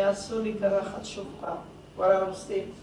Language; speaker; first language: Hebrew; non-native, fluent; Hungarian